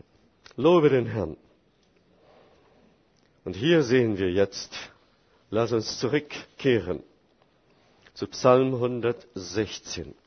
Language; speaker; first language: German; non-native, fluent; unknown